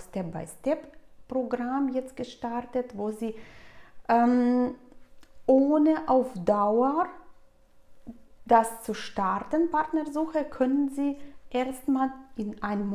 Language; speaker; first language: German; non-native, fluent; Russian